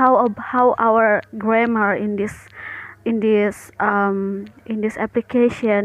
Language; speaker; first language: English; non-native, learner; Indonesian